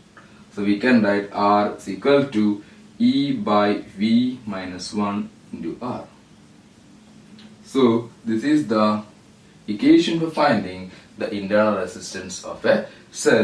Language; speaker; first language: English; non-native, local second language; Malayalam